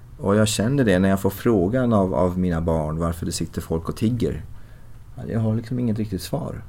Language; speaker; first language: Swedish; early bilingual, other home language; Persian